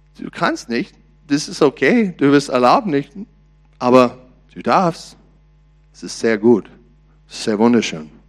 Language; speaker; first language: German; non-native, learner; English